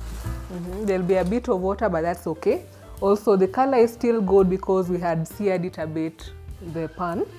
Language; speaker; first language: English; non-native, local second language; Swahili